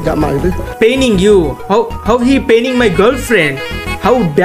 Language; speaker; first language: English; non-native, learner; Tamil